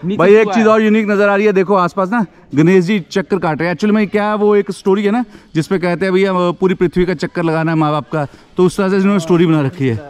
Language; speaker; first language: Hindi; native; Hindi